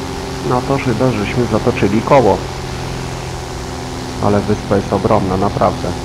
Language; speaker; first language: Polish; native; Polish